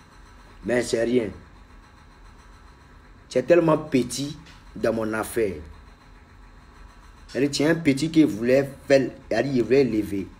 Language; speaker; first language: French; native; French